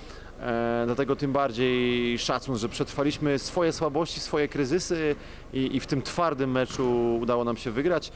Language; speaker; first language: Polish; native; Polish